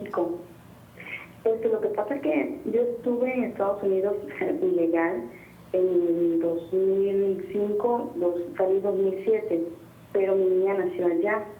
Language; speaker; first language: Spanish; native; Spanish